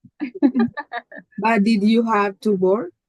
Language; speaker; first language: English; non-native, learner; Spanish